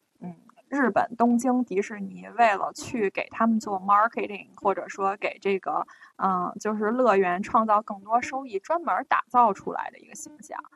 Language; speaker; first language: Chinese; native; Chinese